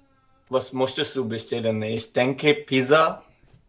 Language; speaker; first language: German; non-native, learner; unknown